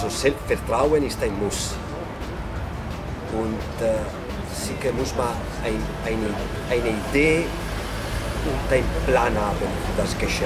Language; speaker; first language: German; non-native, learner; Italian